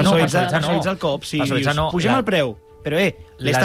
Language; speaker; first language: Catalan; native; Catalan